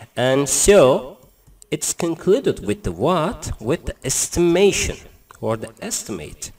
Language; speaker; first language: English; non-native, learner; Turkish